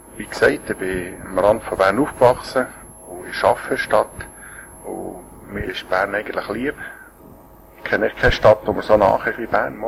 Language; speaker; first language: German; native; German